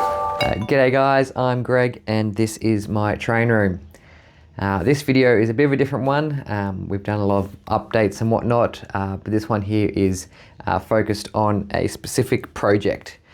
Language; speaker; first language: English; native; English